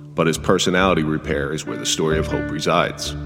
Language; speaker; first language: English; native; English